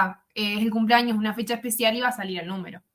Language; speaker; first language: Spanish; native; Spanish